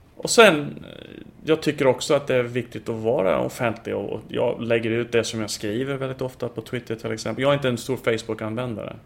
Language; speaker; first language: Swedish; non-native, fluent; English